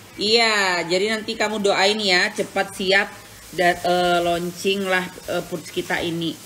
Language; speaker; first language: Indonesian; native; Indonesian